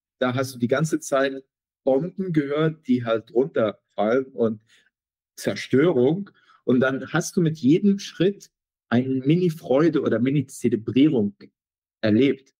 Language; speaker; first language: German; non-native, fluent; Arabic